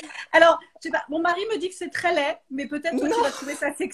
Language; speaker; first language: French; native; French